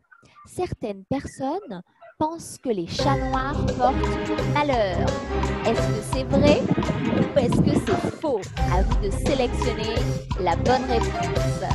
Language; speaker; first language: French; native; French